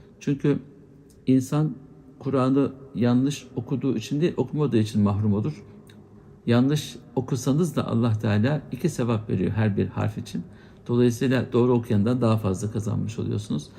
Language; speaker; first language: Turkish; native; Turkish